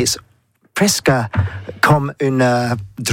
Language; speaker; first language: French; non-native, learner; English